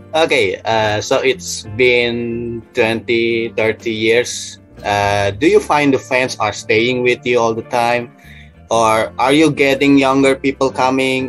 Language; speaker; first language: English; non-native, fluent; Indonesian